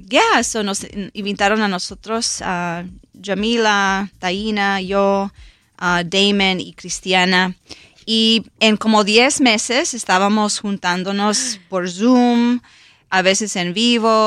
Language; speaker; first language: Spanish; early bilingual, heritage; Spanish